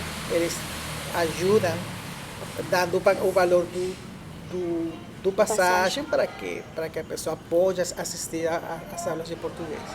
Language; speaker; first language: Portuguese; non-native, fluent; Spanish